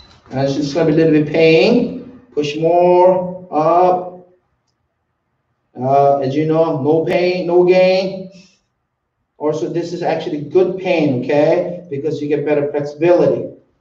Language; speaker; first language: English; non-native, fluent; Korean